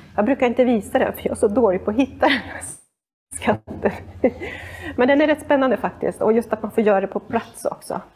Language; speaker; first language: Swedish; native; Swedish